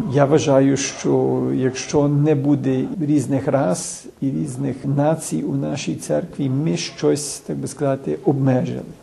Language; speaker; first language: Ukrainian; early bilingual, heritage; Ukrainian